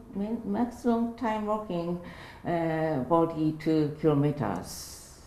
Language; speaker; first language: English; non-native, learner; Japanese